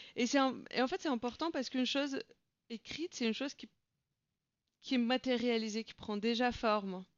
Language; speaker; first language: French; non-native, fluent; Bulgarian